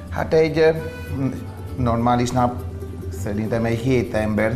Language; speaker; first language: Hungarian; non-native, learner; Italian